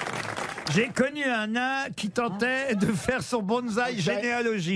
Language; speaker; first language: French; native; French